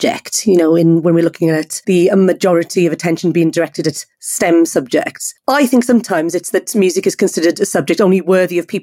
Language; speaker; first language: English; native; English